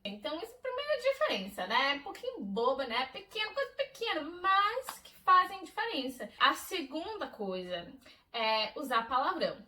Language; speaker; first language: Portuguese; non-native, fluent; English